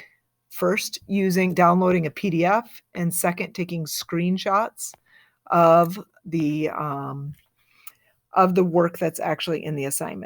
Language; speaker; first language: English; native; English